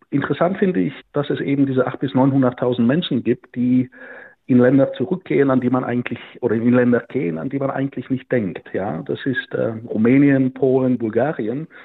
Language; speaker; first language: German; non-native, fluent; Bulgarian